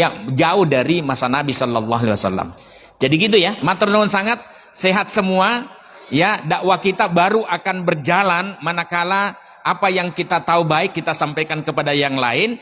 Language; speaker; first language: Indonesian; native; Indonesian